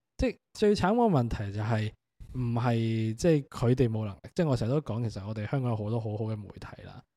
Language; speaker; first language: Cantonese; native; Cantonese